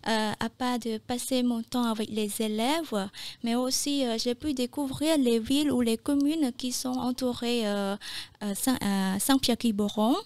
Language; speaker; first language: French; non-native, fluent; Khmer